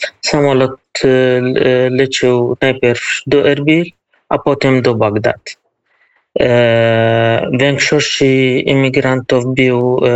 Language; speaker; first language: Polish; non-native, learner; Kurdish